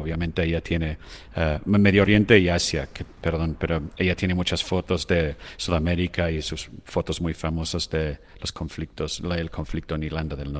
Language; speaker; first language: Spanish; non-native, fluent; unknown